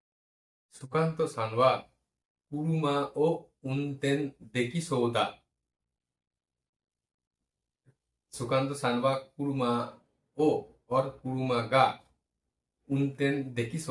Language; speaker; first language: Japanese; non-native, fluent; Bangla